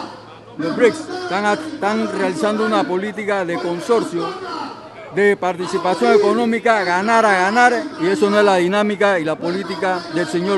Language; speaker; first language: Spanish; native; Spanish